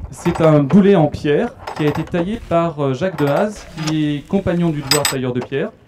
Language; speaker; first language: French; native; French